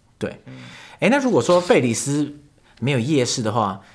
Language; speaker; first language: Chinese; native; Chinese